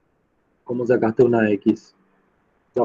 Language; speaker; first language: Spanish; native; Spanish